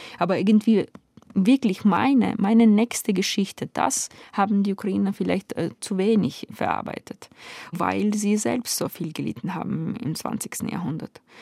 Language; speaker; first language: German; non-native, fluent; Ukrainian